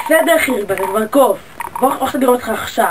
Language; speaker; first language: Hebrew; native; Hebrew